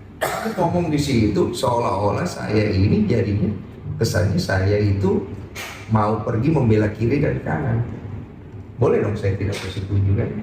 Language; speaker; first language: Indonesian; native; Indonesian